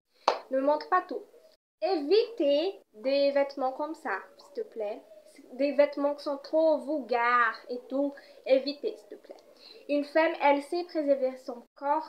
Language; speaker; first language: French; non-native, fluent; Portuguese